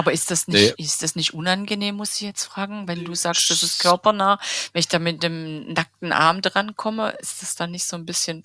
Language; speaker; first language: German; native; German